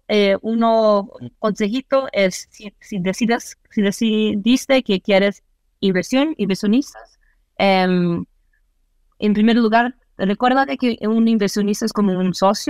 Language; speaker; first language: Spanish; non-native, fluent; Portuguese